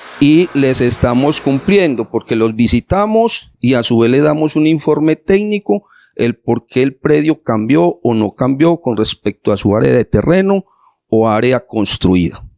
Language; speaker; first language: Spanish; native; Spanish